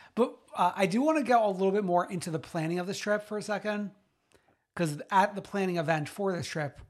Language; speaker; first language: English; early bilingual, other home language; Italian